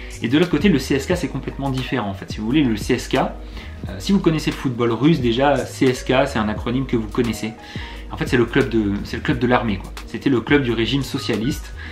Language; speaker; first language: French; native; French